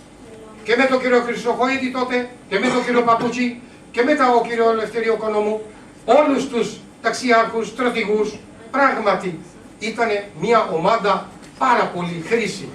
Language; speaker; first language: Greek; non-native, learner; Urdu